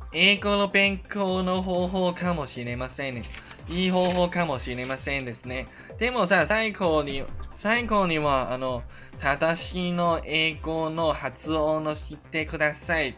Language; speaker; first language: Japanese; non-native, learner; Cantonese